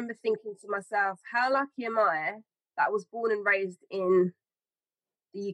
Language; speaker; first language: English; native; English